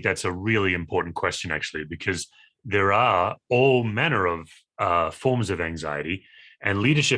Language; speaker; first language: English; native; English